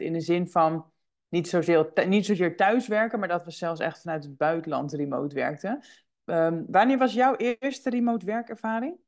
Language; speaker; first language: Dutch; native; Dutch